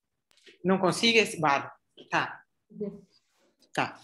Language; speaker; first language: Spanish; non-native, learner; Portuguese